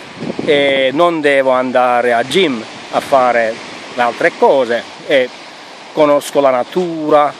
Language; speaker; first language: Italian; non-native, fluent; Finnish